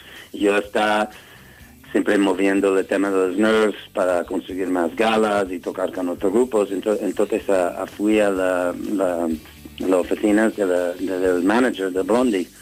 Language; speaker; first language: Spanish; non-native, learner; English